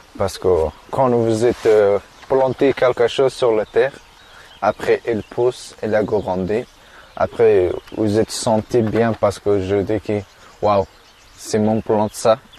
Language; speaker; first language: French; non-native, learner; Persian